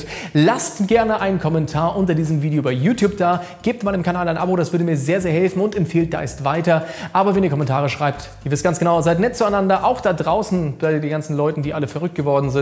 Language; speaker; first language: German; native; German